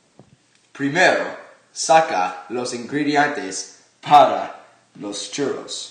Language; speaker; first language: Spanish; non-native, learner; English